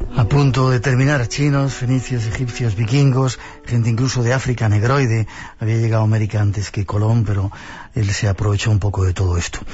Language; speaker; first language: Spanish; native; Spanish